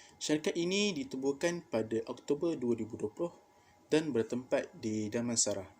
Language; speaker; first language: Malay; native; Malay